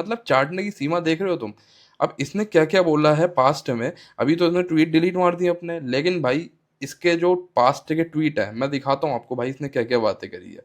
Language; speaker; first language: Hindi; native; Hindi